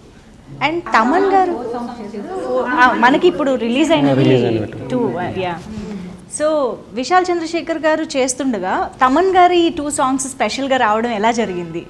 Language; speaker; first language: Telugu; native; Telugu